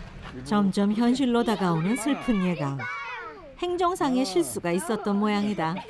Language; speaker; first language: Korean; native; Korean